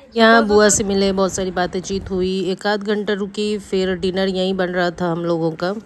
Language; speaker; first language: Hindi; native; Hindi